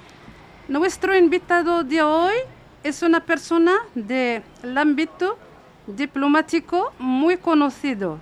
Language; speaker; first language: Spanish; non-native, fluent; Arabic